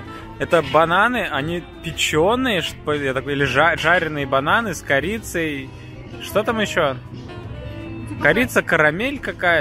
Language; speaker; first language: Russian; native; Russian